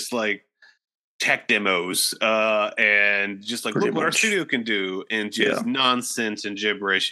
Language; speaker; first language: English; native; English